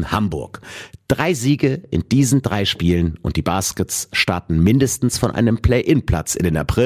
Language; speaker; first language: German; native; German